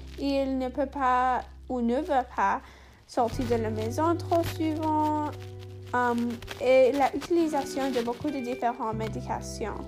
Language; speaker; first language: French; non-native, learner; English